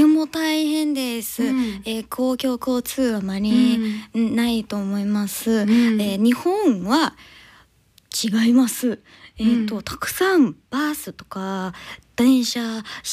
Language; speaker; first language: Japanese; non-native, learner; English